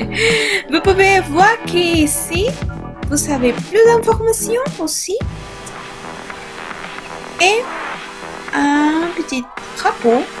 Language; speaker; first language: French; non-native, learner; Spanish